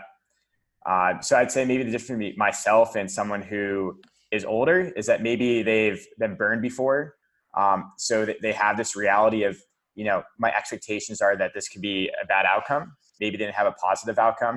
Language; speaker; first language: English; native; English